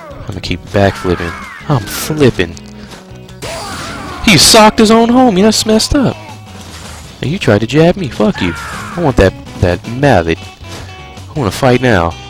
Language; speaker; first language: English; native; English